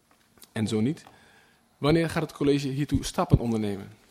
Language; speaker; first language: Dutch; native; Dutch